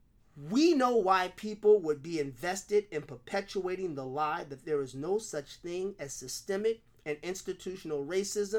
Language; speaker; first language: English; native; English